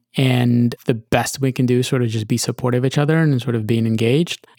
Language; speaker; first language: English; early bilingual, other home language; Russian